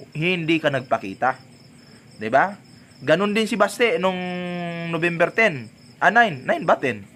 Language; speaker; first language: Filipino; non-native, local second language; Cebuano